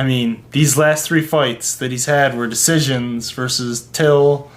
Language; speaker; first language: English; native; English